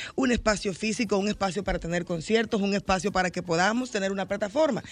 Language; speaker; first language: Spanish; native; Spanish